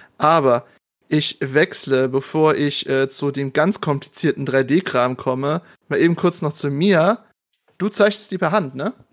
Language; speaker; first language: German; native; German